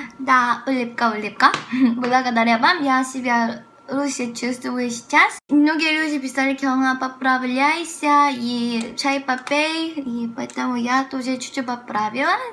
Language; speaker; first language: Russian; non-native, fluent; Korean